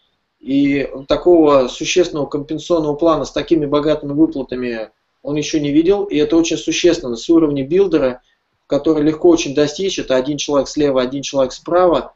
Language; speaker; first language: Russian; native; Russian